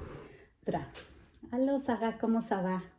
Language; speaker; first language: French; non-native, fluent; Spanish